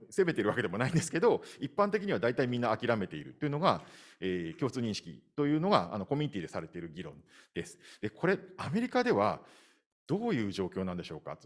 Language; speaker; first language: Japanese; native; Japanese